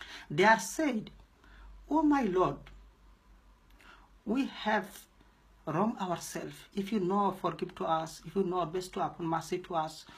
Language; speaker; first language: English; non-native, local second language; Bangla